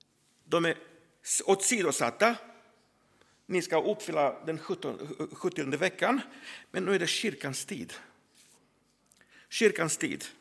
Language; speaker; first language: Swedish; non-native, fluent; Croatian